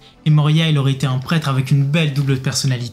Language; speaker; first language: French; native; French